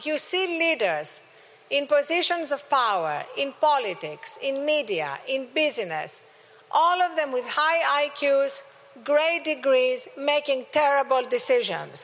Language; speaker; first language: English; non-native, fluent; Greek